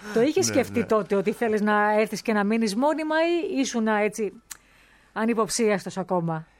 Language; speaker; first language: Greek; native; Greek